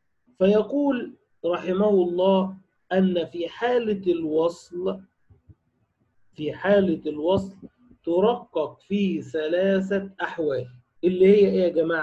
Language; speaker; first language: Arabic; native; Arabic